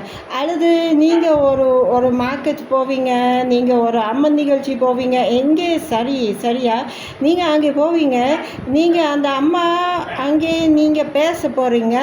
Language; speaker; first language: Tamil; non-native, learner; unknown